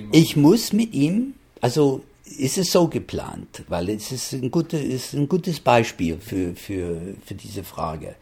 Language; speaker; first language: German; non-native, fluent; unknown